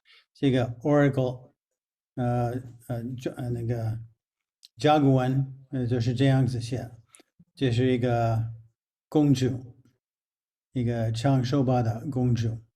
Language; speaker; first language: Chinese; non-native, fluent; English